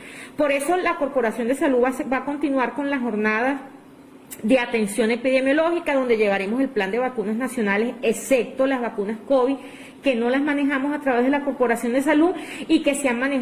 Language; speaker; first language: Spanish; native; Spanish